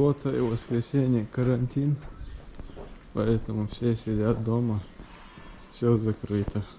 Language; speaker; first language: Russian; non-native, local second language; Chechen